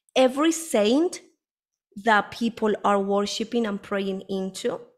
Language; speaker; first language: English; early bilingual, other home language; Spanish